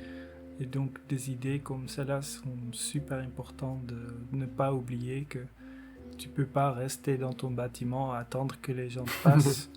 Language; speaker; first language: French; non-native, local second language; Dutch